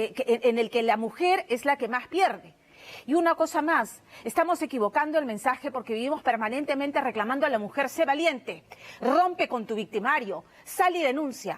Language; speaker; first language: Spanish; native; Spanish